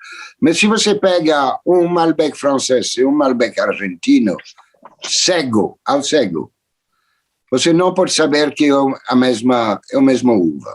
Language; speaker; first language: Portuguese; non-native, fluent; French